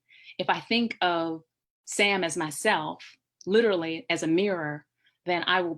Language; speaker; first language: English; native; English